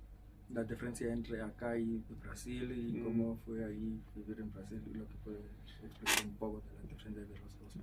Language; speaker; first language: Spanish; non-native, learner; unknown